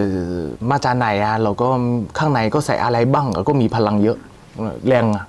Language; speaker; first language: Thai; non-native, fluent; Chinese